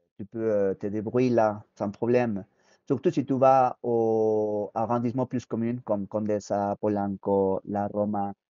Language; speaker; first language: French; non-native, fluent; Spanish